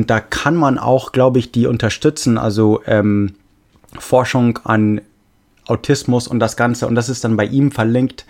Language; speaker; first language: German; non-native, fluent; English